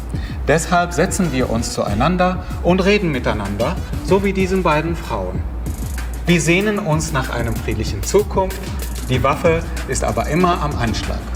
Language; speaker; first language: German; non-native, fluent; Arabic